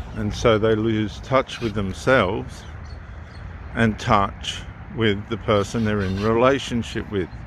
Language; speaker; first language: English; native; English